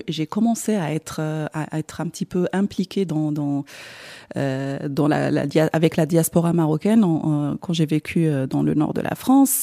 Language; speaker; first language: French; non-native, local second language; Arabic